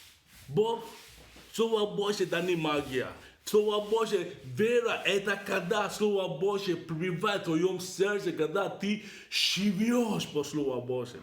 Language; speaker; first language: Russian; non-native, learner; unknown